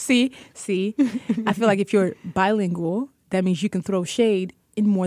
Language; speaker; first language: English; native; English